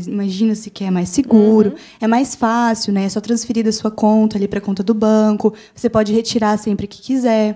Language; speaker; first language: Portuguese; native; Portuguese